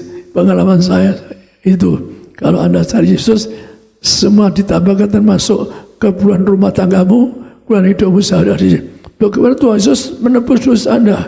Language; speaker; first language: Indonesian; native; Indonesian